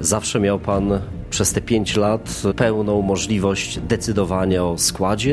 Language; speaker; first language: Polish; native; Polish